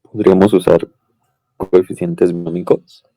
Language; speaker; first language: Spanish; native; Spanish